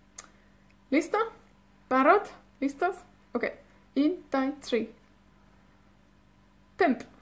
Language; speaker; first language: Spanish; non-native, fluent; Welsh